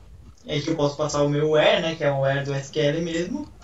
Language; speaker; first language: Portuguese; native; Portuguese